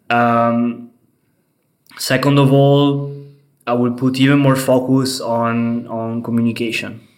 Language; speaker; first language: English; non-native, fluent; Italian